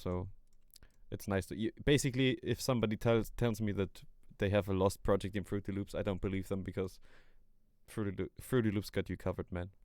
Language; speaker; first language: English; non-native, fluent; German